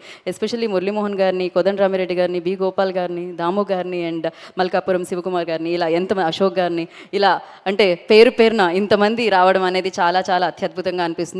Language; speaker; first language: Telugu; native; Telugu